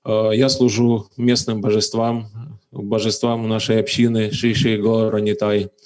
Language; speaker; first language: Russian; native; Russian